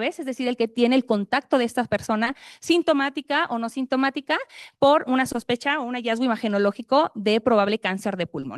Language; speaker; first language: Spanish; native; Spanish